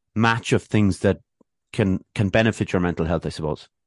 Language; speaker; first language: English; native; English